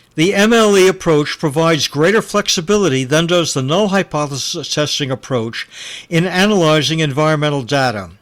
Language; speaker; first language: English; native; English